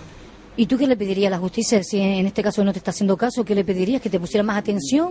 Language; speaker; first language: Spanish; native; Spanish